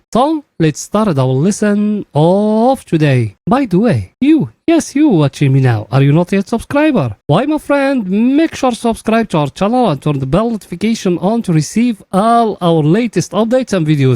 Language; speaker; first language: English; non-native, fluent; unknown